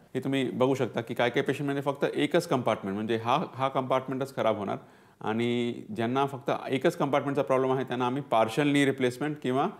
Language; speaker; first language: Marathi; non-native, local second language; Punjabi